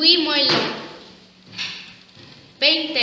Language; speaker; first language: French; non-native, learner; Italian